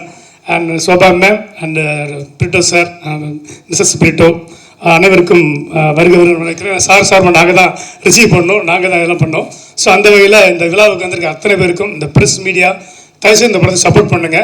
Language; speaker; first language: Tamil; native; Tamil